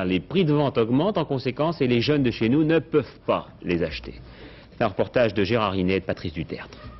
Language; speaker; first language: French; native; French